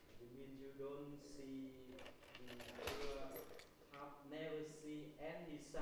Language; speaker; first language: English; non-native, learner; Vietnamese